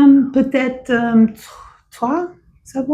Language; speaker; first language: French; non-native, learner; English